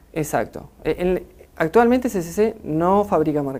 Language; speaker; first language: Spanish; native; Spanish